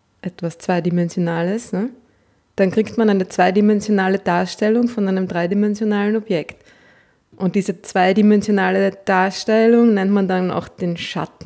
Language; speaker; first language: German; native; German